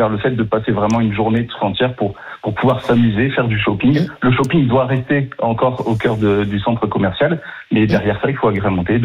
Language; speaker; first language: French; native; French